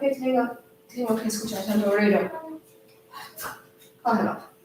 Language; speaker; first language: Spanish; non-native, learner; English